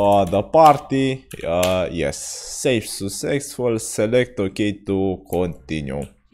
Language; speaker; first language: English; non-native, learner; Romanian